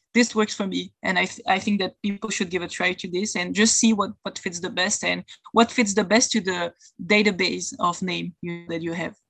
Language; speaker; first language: English; non-native, fluent; French